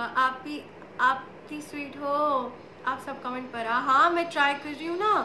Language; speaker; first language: Urdu; native; Urdu